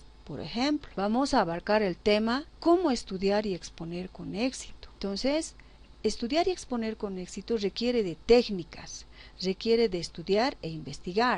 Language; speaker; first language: Spanish; native; Spanish